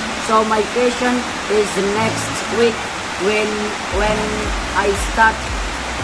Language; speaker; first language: English; non-native, learner; Indonesian